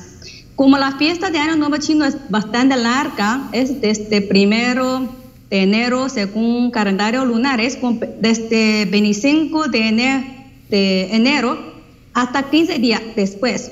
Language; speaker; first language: Spanish; non-native, fluent; Chinese